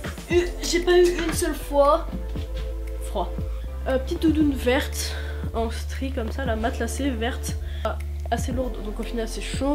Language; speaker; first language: French; native; French